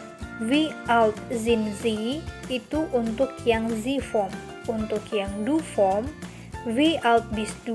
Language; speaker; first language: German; non-native, learner; Indonesian